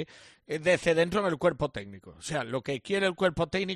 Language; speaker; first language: Spanish; native; Spanish